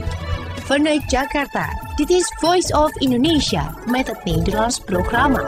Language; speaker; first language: Dutch; non-native, fluent; Indonesian